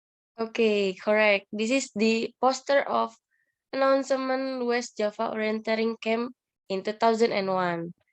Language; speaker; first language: English; non-native, learner; Indonesian